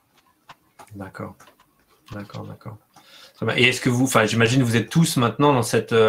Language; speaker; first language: French; native; French